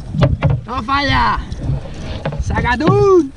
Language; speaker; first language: Spanish; native; Spanish